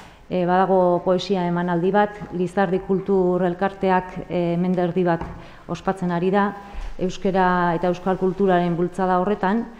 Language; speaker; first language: Basque; native; Basque